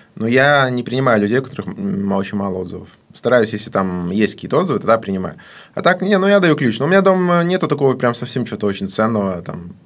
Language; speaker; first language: Russian; native; Russian